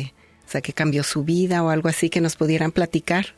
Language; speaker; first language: Spanish; native; Spanish